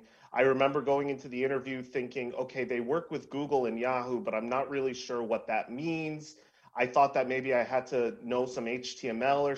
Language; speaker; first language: English; native; English